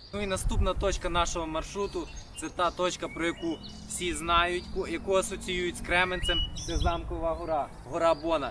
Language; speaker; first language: Ukrainian; native; Ukrainian